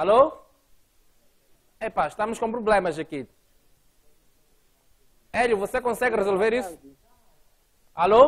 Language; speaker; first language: Portuguese; native; Portuguese